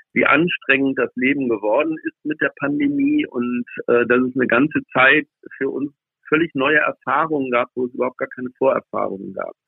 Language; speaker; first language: German; native; German